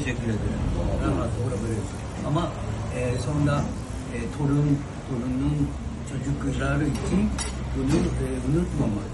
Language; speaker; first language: Turkish; non-native, fluent; Japanese